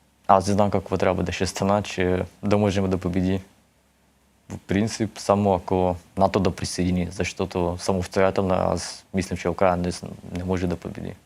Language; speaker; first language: Bulgarian; early bilingual, heritage; Russian